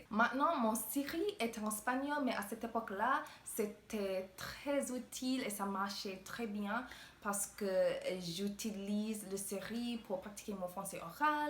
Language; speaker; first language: French; non-native, learner; English